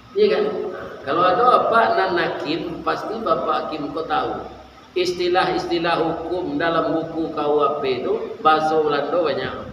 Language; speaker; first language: Malay; non-native, local second language; Minangkabau